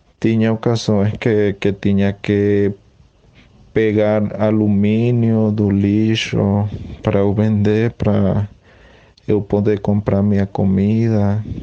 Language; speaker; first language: Portuguese; non-native, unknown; Spanish